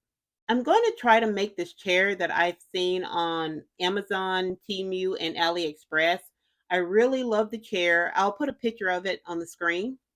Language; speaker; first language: English; native; English